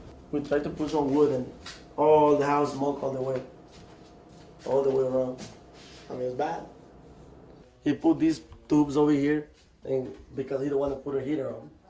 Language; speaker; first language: English; non-native, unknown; Spanish